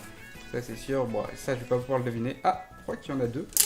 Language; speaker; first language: French; native; French